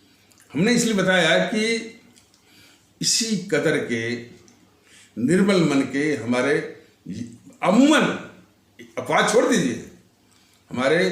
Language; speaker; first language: Hindi; native; Hindi